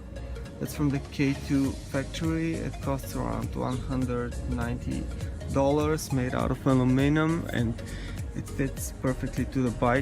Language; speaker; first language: English; non-native, fluent; Bulgarian